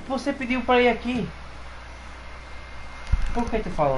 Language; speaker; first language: Portuguese; native; Portuguese